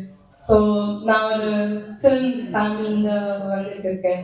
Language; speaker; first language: Tamil; non-native, learner; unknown